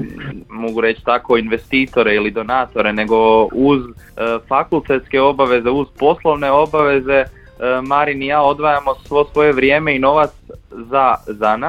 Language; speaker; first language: Croatian; native; Croatian